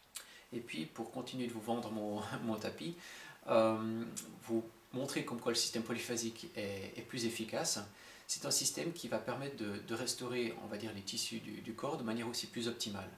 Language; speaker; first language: French; native; French